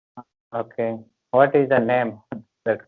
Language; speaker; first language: English; non-native, learner; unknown